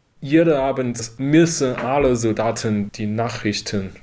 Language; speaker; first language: German; non-native, learner; Chinese